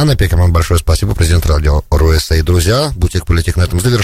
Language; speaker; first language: Russian; native; Russian